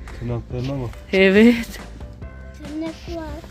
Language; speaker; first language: Turkish; non-native, learner; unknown